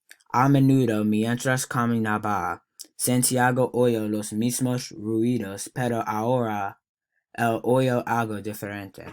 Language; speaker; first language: Spanish; non-native, learner; English